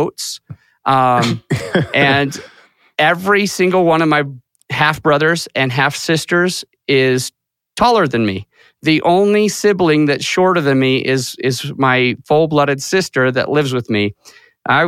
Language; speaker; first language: English; native; English